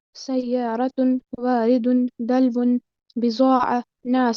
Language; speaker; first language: Arabic; non-native, learner; Urdu